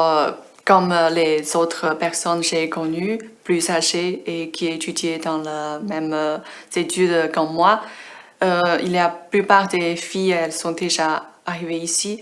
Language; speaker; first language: French; non-native, fluent; Chinese